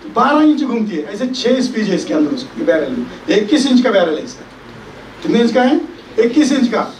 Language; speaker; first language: Hindi; non-native, local second language; Marathi